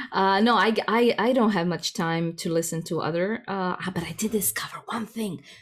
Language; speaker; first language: English; non-native, fluent; Croatian